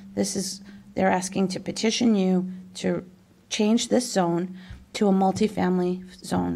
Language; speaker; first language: English; native; English